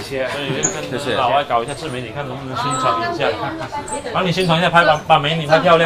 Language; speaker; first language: Chinese; native; Chinese